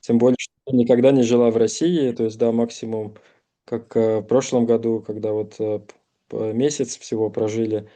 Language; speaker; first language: Russian; native; Russian